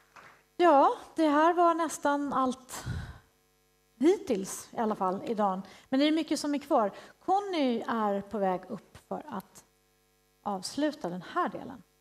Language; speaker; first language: Swedish; native; Swedish